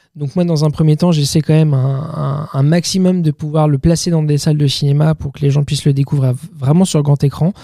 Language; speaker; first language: French; native; French